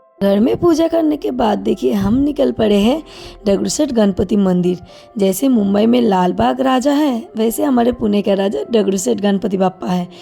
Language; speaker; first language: Hindi; non-native, local second language; Bangla